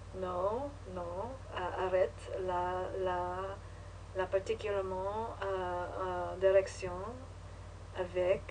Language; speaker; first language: French; non-native, learner; English